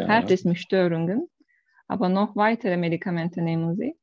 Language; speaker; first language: German; non-native, learner; Turkish